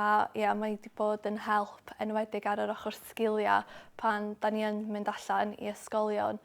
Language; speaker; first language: Welsh; non-native, local second language; English